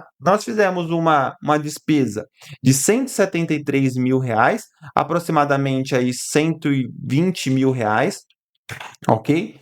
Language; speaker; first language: Portuguese; native; Portuguese